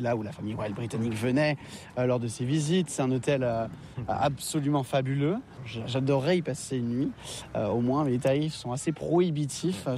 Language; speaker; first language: French; native; French